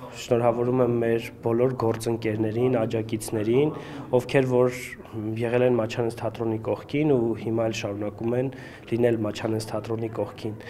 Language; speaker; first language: Armenian; native; Armenian